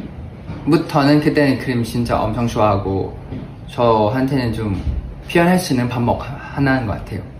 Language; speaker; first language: Korean; non-native, fluent; Thai